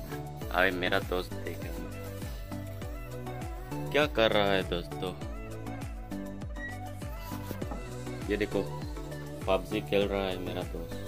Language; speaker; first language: Hindi; non-native, local second language; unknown